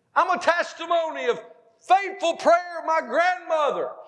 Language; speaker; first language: English; native; English